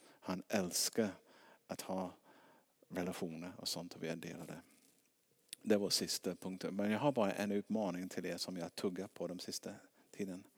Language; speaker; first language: Swedish; non-native, fluent; English